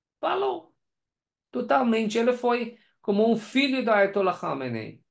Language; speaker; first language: Portuguese; non-native, learner; Persian